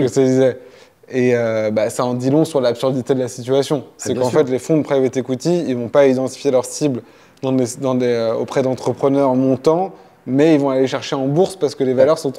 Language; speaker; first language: French; native; French